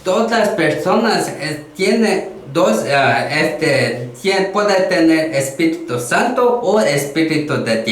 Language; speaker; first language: Spanish; non-native, learner; Korean